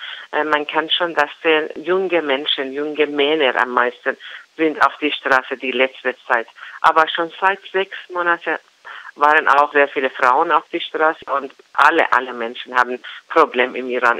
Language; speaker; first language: German; non-native, learner; Persian